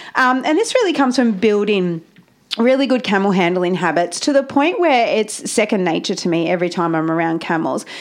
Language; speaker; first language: English; native; English